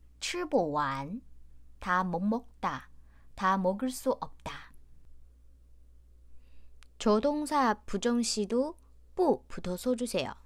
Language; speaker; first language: Korean; non-native, fluent; Chinese